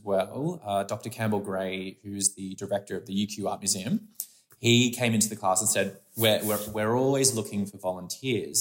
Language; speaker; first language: English; native; English